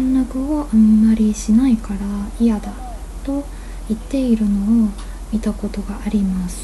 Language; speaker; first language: Japanese; non-native, fluent; Korean